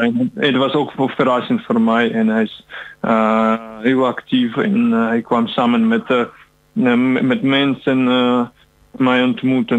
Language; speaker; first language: Dutch; non-native, learner; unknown